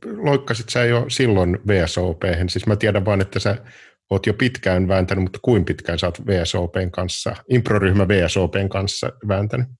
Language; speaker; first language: Finnish; native; Finnish